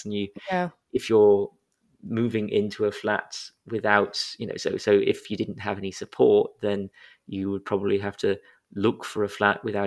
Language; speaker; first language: English; native; English